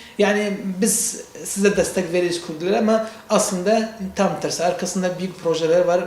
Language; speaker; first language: Turkish; non-native, learner; Central Kurdish